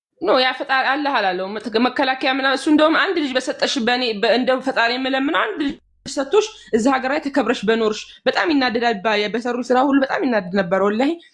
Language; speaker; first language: Amharic; native; Amharic